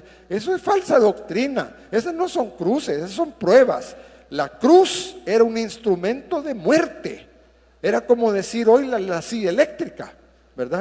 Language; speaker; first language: Spanish; native; Spanish